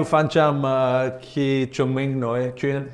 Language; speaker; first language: Vietnamese; non-native, learner; English